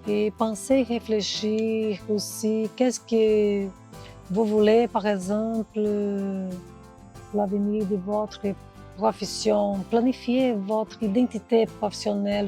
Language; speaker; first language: French; non-native, fluent; Portuguese